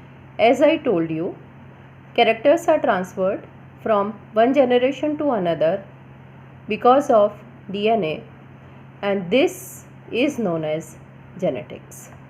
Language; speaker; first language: English; non-native, local second language; Gujarati